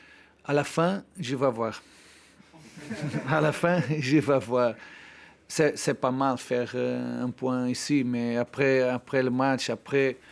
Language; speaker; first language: French; non-native, learner; Portuguese